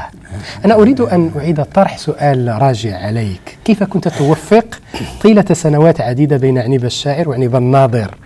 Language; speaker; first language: Arabic; native; Arabic